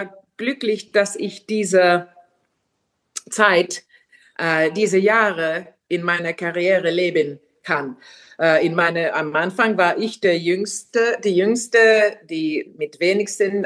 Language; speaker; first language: German; non-native, fluent; Finnish